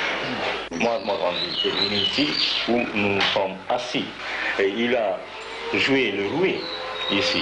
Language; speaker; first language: French; non-native, local second language; Bangla